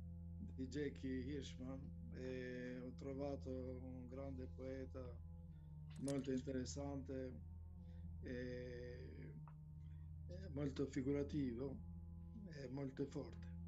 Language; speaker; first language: Italian; non-native, fluent; Albanian